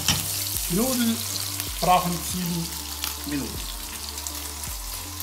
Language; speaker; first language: German; non-native, fluent; Italian